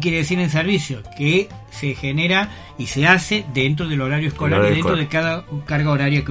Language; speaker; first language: Spanish; native; Spanish